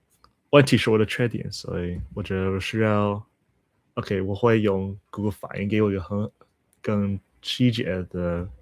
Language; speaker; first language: Chinese; non-native, learner; English